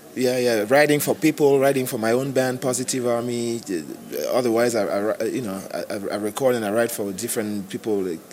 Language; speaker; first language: English; non-native, local second language; French